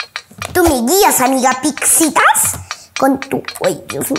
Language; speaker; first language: Spanish; native; Spanish